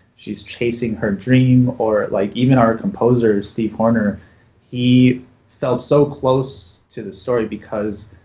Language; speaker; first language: English; native; English